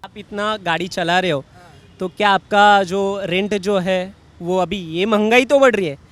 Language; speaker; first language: Hindi; non-native, local second language; Marathi